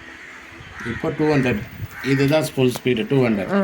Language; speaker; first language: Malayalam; non-native, learner; Tamil